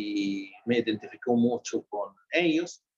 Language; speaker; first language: Spanish; non-native, fluent; Arabic